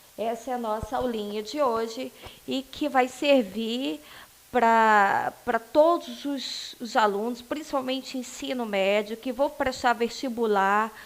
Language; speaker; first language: Portuguese; native; Portuguese